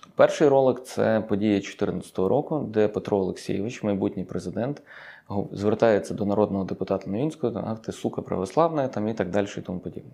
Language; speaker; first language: Ukrainian; native; Ukrainian